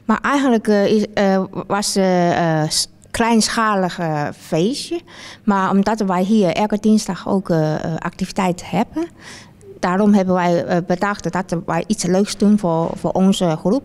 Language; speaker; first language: Dutch; non-native, fluent; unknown